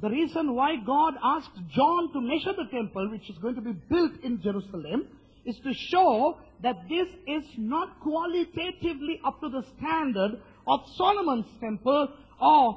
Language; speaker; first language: English; non-native, local second language; Sinhala